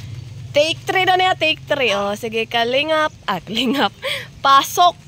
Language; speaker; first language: Filipino; non-native, local second language; Cebuano